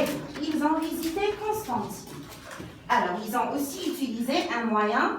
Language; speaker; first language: French; non-native, local second language; Arabic